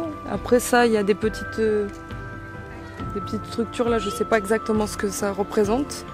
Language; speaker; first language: French; native; French